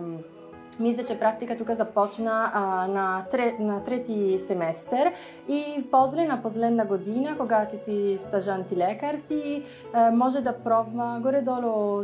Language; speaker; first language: Bulgarian; non-native, learner; Italian